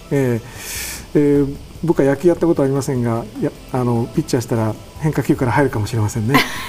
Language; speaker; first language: Japanese; native; Japanese